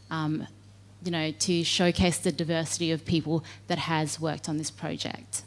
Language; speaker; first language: English; native; English